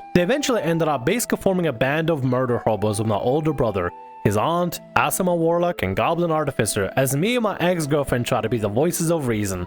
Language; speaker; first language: English; native; English